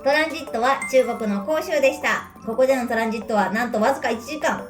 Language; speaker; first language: Japanese; native; Japanese